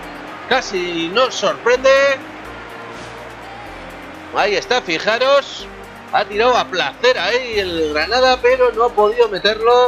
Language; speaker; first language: Spanish; native; Spanish